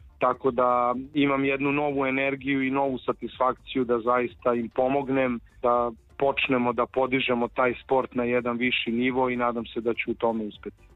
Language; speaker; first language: Serbian; native; Serbian